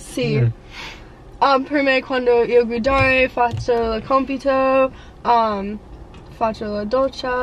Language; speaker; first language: Italian; non-native, learner; English